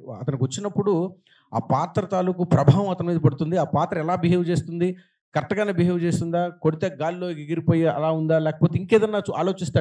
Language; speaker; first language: Telugu; native; Telugu